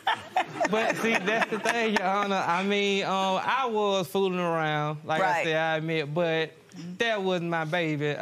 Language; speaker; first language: English; native; English